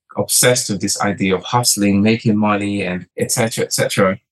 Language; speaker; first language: English; early bilingual, other home language; Portuguese